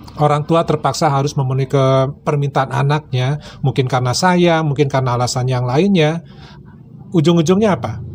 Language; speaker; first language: Indonesian; native; Indonesian